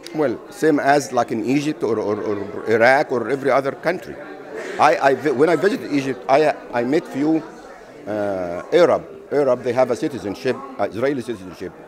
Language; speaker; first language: English; non-native, fluent; Arabic